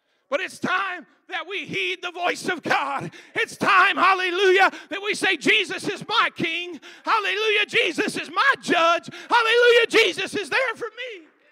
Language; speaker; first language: English; native; English